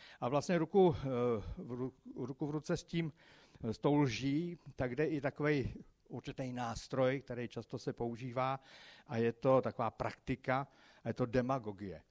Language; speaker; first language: Czech; native; Czech